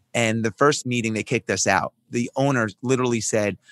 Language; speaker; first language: English; native; English